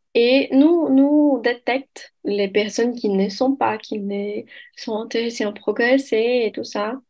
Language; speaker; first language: French; non-native, fluent; Portuguese